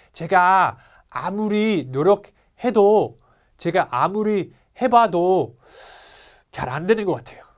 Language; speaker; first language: Korean; non-native, fluent; English